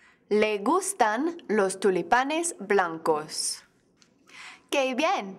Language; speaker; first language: Spanish; non-native, fluent; English